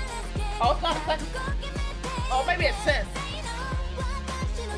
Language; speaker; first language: English; native; English